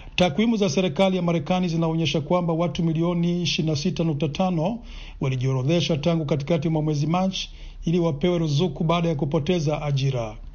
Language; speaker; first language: Swahili; non-native, local second language; Rundi